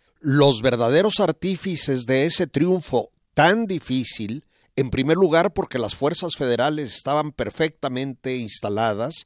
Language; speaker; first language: Spanish; native; Spanish